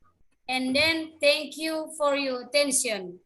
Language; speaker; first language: English; non-native, learner; Indonesian